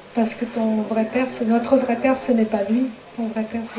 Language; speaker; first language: French; native; French